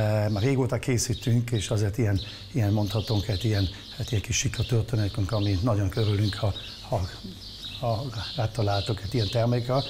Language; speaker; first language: Hungarian; non-native, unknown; German